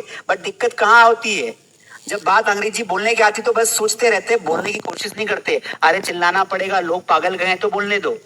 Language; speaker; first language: Hindi; native; Hindi